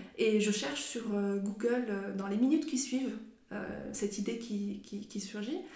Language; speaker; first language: French; non-native, local second language; Arabic